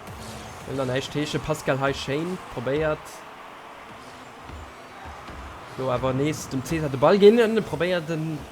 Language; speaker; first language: German; non-native, local second language; Luxembourgish